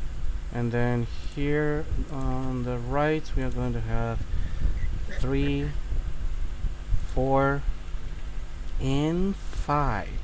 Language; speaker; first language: English; non-native, fluent; Spanish